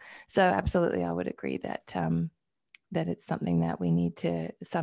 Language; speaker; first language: English; native; English